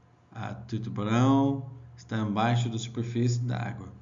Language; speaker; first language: Portuguese; non-native, learner; English